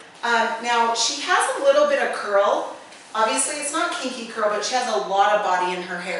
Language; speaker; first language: English; native; English